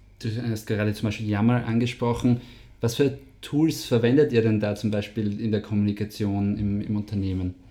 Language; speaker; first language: German; native; German